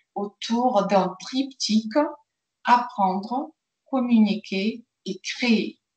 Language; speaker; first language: French; non-native, fluent; Ukrainian